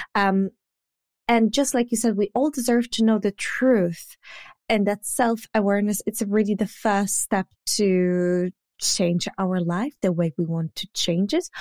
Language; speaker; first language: English; non-native, fluent; Polish